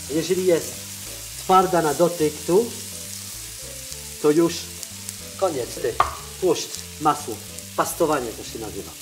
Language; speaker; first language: Polish; non-native, fluent; French